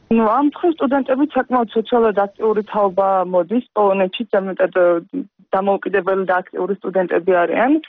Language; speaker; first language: Georgian; native; Georgian